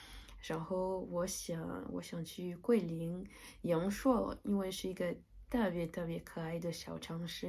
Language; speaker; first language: Chinese; non-native, learner; French